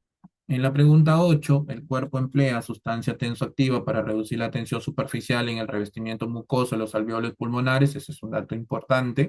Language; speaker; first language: Spanish; native; Spanish